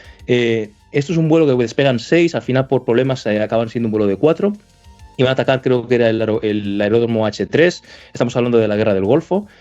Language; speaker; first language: Spanish; native; Spanish